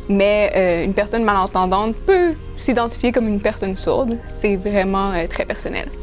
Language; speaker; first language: French; native; French